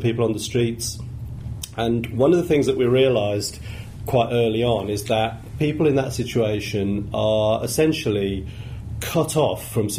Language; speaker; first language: English; native; English